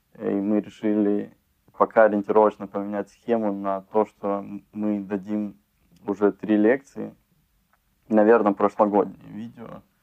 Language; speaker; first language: Russian; native; Russian